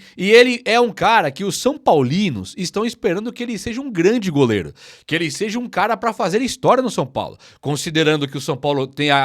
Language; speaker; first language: Portuguese; native; Portuguese